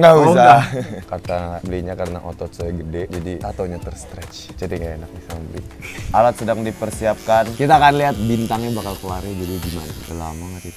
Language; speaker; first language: Indonesian; native; Indonesian